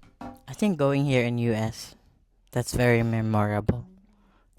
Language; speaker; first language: English; non-native, local second language; Cebuano